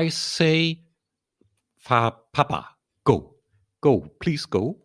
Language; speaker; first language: English; non-native, learner; German